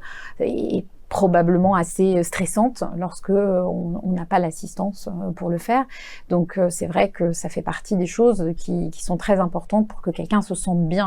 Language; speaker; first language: French; native; French